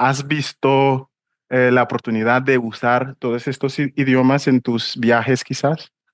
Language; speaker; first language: Spanish; non-native, fluent; English